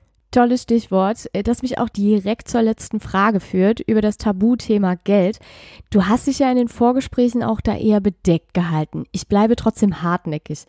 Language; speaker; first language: German; native; German